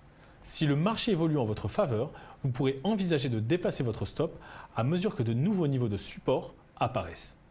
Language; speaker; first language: French; native; French